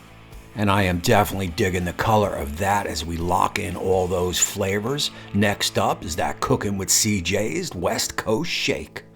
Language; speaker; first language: English; native; English